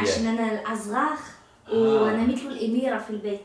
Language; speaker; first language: Arabic; non-native, learner; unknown